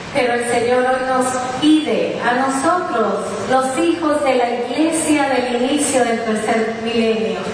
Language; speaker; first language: Spanish; native; Spanish